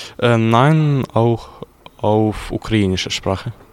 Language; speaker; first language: German; non-native, learner; Ukrainian